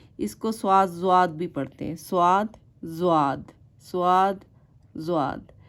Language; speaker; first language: Urdu; native; Urdu